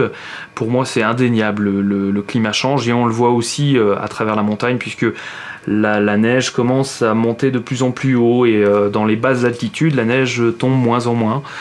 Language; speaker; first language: French; native; French